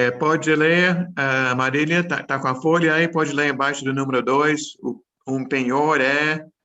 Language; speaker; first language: Portuguese; non-native, fluent; English